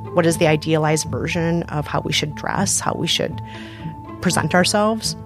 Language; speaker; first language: English; native; English